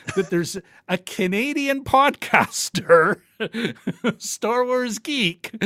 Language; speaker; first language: English; native; English